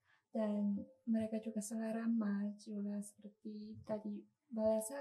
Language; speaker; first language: Indonesian; non-native, learner; Chinese